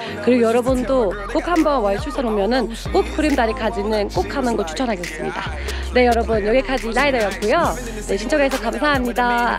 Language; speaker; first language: Korean; non-native, fluent; Turkish